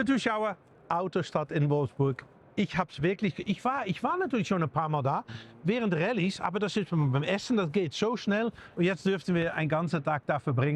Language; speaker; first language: German; native; German